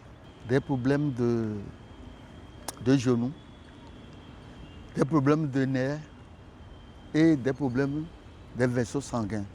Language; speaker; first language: French; non-native, local second language; Ewe